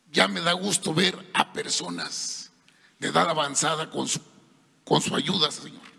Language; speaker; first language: Spanish; native; Spanish